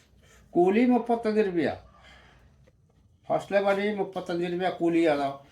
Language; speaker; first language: Malayalam; non-native, learner; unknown